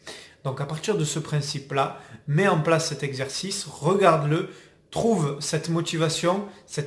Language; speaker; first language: French; native; French